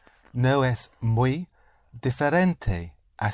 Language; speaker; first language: Spanish; non-native, learner; English